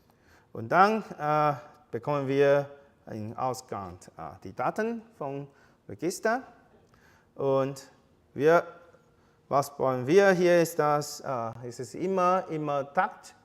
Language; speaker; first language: German; non-native, fluent; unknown